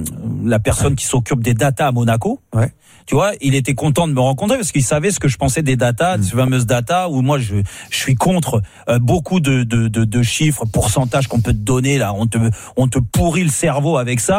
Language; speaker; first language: French; native; French